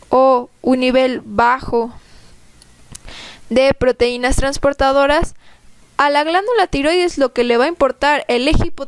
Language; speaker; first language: Spanish; native; Spanish